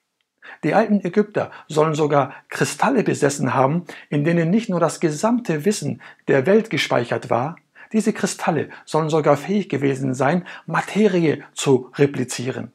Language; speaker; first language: German; native; German